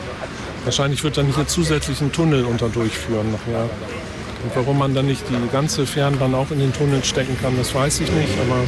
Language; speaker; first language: German; native; German